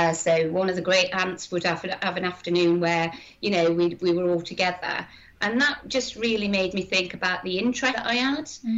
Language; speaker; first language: English; native; English